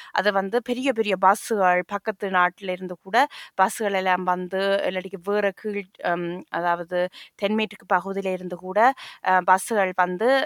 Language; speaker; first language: Tamil; early bilingual, heritage; Tamil